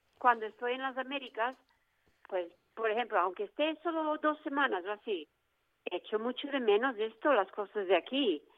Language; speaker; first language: Spanish; early bilingual, other home language; English